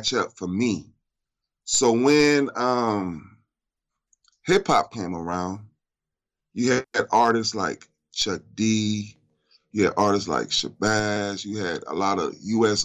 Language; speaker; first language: English; native; English